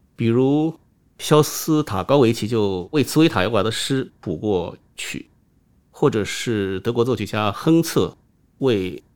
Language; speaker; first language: Chinese; non-native, local second language; Wu Chinese